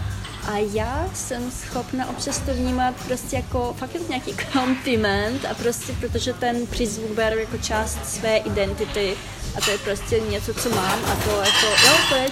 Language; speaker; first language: Czech; non-native, fluent; Ukrainian